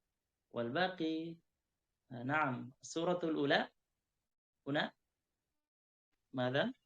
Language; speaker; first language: Arabic; non-native, fluent; Indonesian